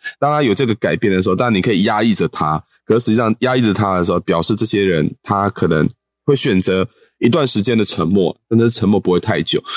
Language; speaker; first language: Chinese; native; Chinese